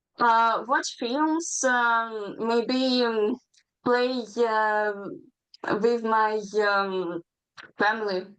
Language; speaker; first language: English; non-native, learner; Ukrainian